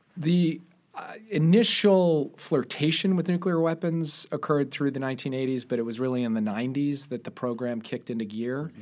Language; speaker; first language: English; native; English